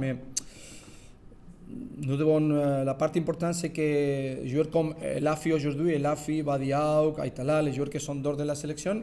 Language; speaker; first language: French; non-native, learner; Spanish